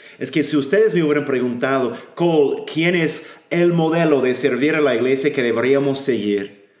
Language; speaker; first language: Spanish; non-native, fluent; English